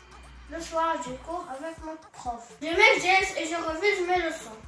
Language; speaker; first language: French; non-native, learner; Arabic